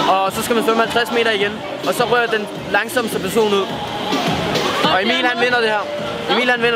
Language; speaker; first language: Danish; native; Danish